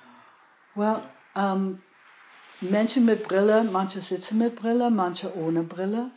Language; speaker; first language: German; non-native, fluent; English